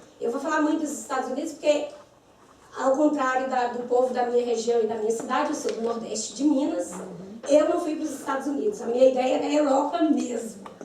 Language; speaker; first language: Portuguese; native; Portuguese